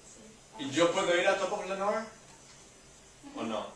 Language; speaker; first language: Spanish; non-native, fluent; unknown